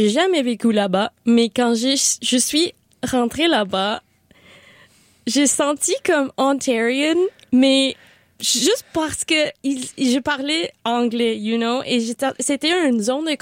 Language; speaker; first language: French; non-native, local second language; Spanish